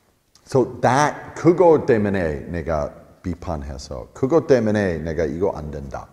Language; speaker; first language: Korean; non-native, fluent; English